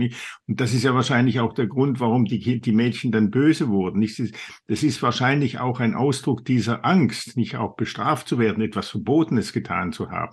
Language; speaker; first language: German; native; German